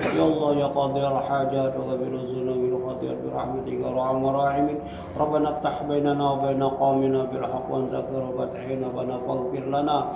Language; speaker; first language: Arabic; non-native, fluent; Indonesian